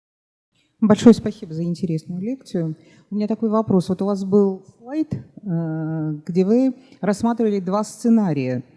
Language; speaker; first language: Russian; native; Russian